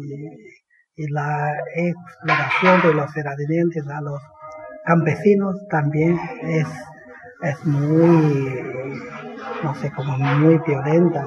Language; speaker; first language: Spanish; non-native, fluent; Chinese